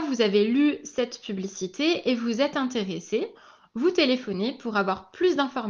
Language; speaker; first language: French; native; French